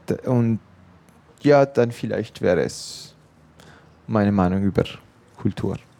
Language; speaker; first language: German; non-native, local second language; Italian